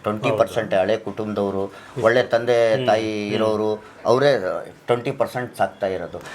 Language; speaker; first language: Kannada; non-native, local second language; Urdu